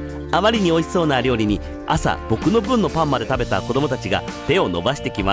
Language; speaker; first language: Japanese; native; Japanese